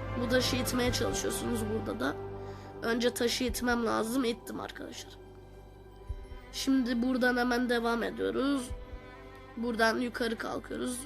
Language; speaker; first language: Turkish; native; Turkish